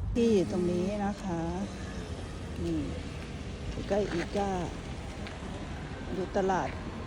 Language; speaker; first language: Thai; native; Thai